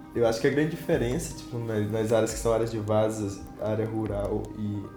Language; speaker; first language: Portuguese; native; Portuguese